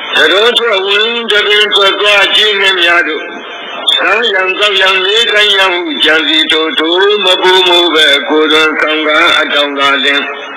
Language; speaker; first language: Burmese; native; Burmese